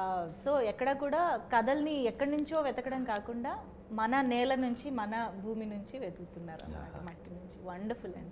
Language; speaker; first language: Telugu; native; Telugu